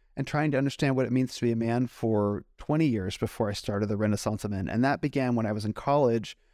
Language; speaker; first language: English; native; English